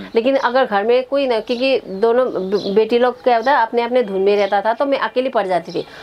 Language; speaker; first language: Hindi; non-native, local second language; Nepali